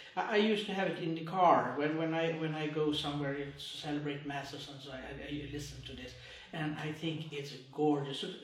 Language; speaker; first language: English; non-native, fluent; Swedish